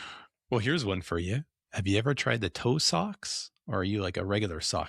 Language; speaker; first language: English; native; English